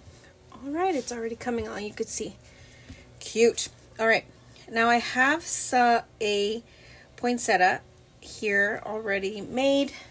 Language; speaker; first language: English; native; English